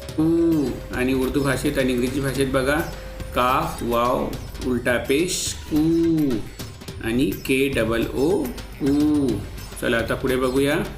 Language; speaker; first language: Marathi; non-native, local second language; Urdu